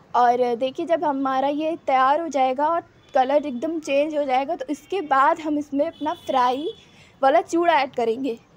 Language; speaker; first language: Hindi; native; Hindi